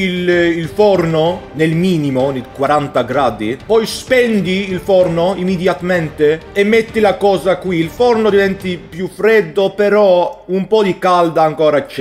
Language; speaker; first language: Italian; non-native, learner; Swedish